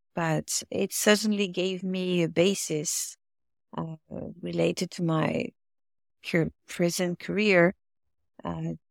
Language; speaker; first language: English; non-native, fluent; French